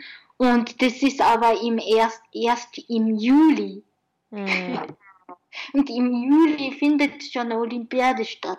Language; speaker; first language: German; non-native, learner; Japanese